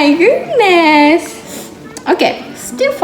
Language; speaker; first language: English; non-native, fluent; Japanese